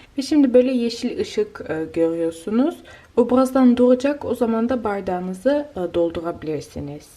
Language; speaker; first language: Turkish; early bilingual, heritage; Turkish